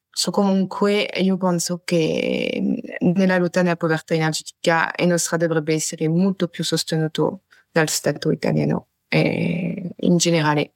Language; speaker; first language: Italian; non-native, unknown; French